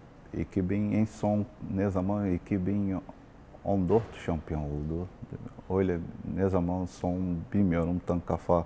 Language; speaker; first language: Turkish; non-native, learner; Portuguese